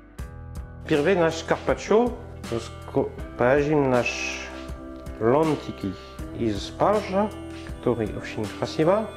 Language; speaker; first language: Russian; non-native, learner; French